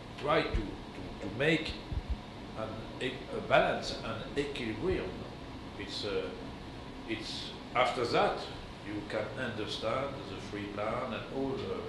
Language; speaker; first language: English; non-native, learner; French